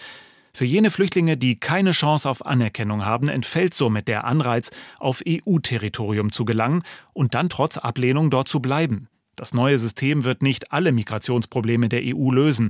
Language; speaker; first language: German; native; German